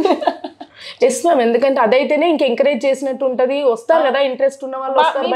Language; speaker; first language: Telugu; native; Telugu